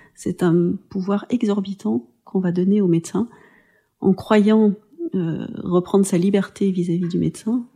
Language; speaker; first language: French; native; French